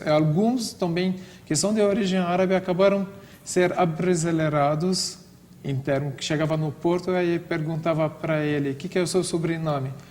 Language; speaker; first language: Portuguese; non-native, fluent; Arabic